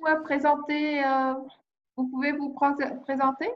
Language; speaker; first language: French; non-native, learner; English